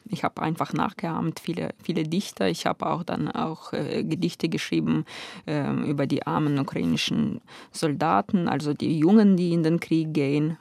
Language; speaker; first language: German; non-native, fluent; Ukrainian